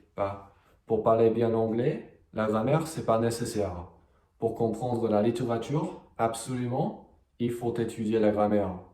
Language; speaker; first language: French; non-native, fluent; English